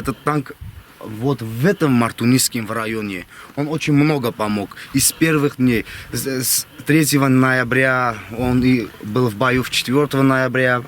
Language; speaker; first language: Russian; non-native, local second language; Armenian